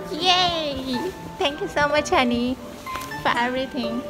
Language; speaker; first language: English; non-native, learner; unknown